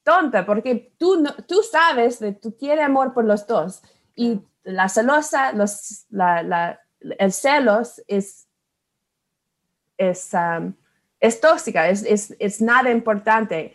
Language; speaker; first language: Spanish; non-native, learner; English